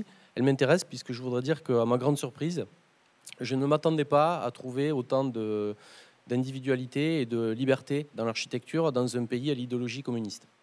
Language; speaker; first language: French; native; French